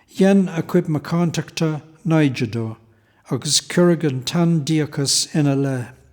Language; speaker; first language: Irish; native; Irish